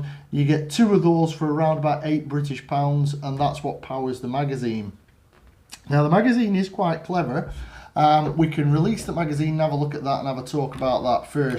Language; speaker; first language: English; native; English